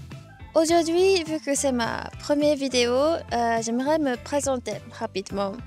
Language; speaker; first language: French; non-native, fluent; Japanese